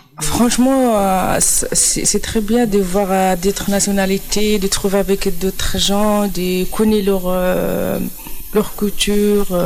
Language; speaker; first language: French; non-native, local second language; Arabic